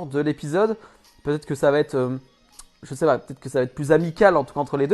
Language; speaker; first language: French; native; French